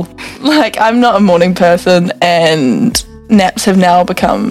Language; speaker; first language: English; native; English